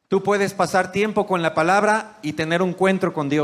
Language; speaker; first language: Spanish; native; Spanish